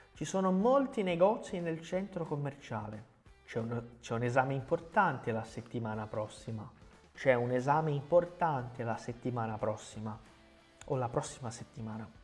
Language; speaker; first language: Italian; non-native, fluent; Portuguese